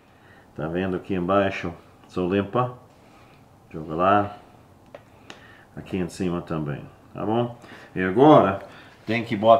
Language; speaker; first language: Portuguese; non-native, learner; English